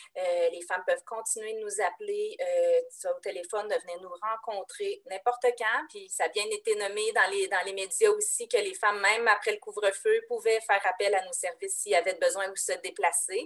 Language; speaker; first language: French; native; French